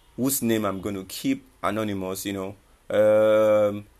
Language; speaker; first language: English; non-native, local second language; Yoruba